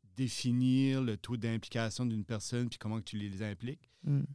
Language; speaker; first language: French; native; French